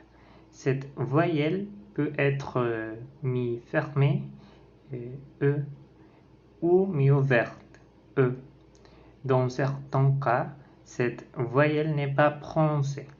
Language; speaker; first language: French; non-native, learner; Spanish